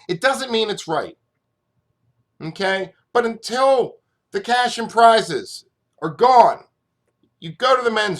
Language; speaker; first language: English; native; English